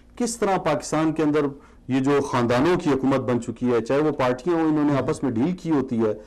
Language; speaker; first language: Urdu; non-native, local second language; Pashto